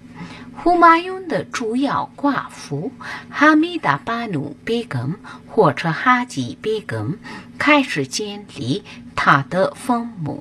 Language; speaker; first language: Chinese; non-native, fluent; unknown